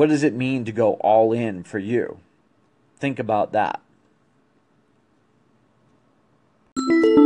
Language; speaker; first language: English; native; English